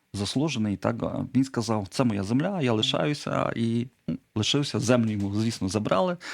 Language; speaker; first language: Ukrainian; non-native, local second language; Polish